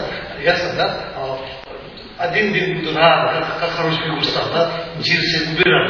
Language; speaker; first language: Russian; non-native, learner; Tibetan